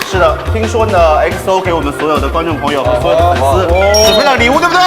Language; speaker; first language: Chinese; native; Chinese